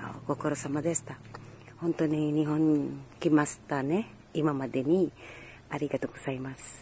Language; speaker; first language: Japanese; non-native, learner; Filipino